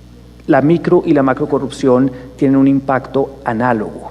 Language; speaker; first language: Spanish; native; Spanish